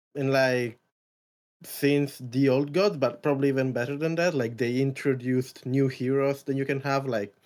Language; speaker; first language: English; non-native, fluent; Italian